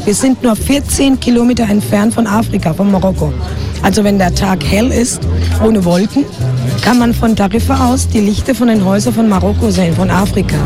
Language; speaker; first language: German; non-native, fluent; Spanish